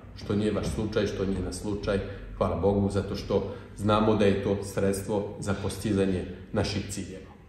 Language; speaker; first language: Bosnian; non-native, fluent; French